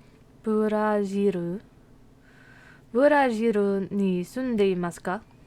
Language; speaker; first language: Japanese; non-native, learner; English